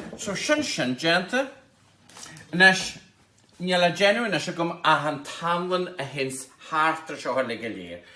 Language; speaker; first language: Irish; native; Irish